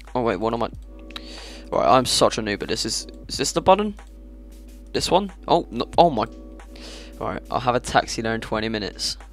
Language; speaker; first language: English; native; English